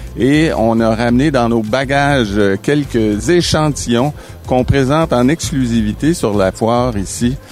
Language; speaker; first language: French; native; French